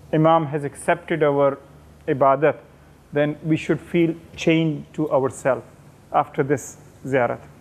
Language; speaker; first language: English; non-native, local second language; Urdu